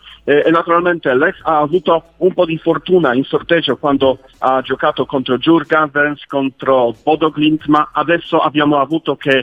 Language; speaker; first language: Italian; non-native, learner; Polish